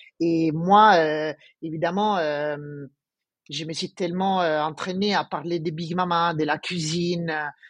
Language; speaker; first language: French; non-native, fluent; Italian